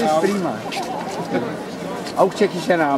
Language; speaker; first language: German; non-native, learner; Czech